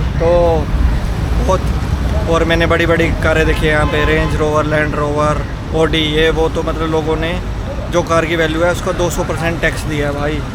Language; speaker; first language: Hindi; native; Hindi